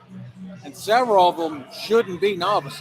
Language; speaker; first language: English; native; English